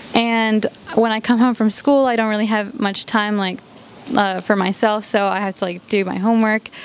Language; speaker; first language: English; early bilingual, other home language; Spanish